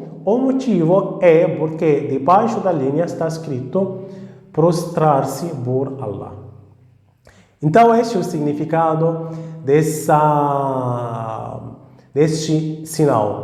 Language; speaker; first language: Portuguese; non-native, fluent; Arabic